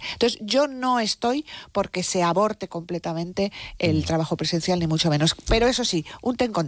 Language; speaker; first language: Spanish; native; Spanish